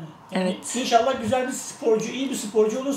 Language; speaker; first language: Turkish; native; Turkish